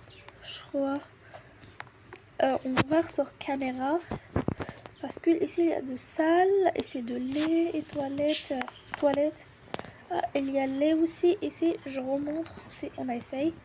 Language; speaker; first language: French; non-native, learner; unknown